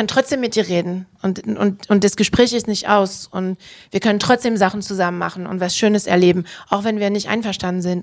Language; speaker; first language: German; non-native, fluent; French